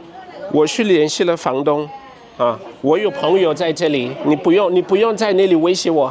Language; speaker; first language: Chinese; non-native, fluent; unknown